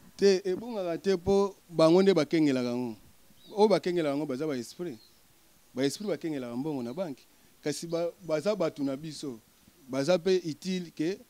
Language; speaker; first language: Lingala; non-native, local second language; Kongo